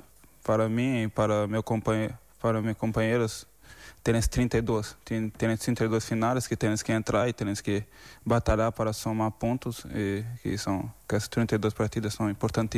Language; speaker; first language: Spanish; non-native, learner; Portuguese